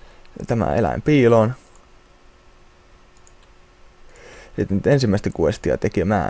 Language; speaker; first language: Finnish; native; Finnish